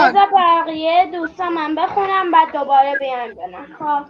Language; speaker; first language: Persian; native; Persian